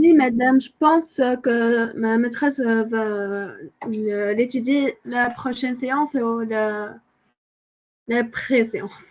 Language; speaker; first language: French; non-native, learner; Arabic